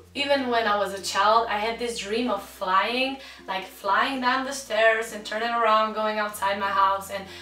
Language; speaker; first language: English; non-native, fluent; Slovenian